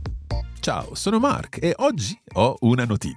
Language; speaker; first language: Italian; non-native, fluent; English